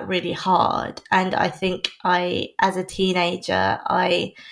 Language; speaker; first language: English; native; English